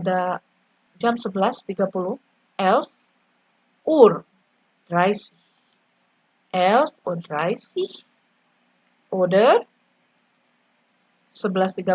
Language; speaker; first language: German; non-native, fluent; Indonesian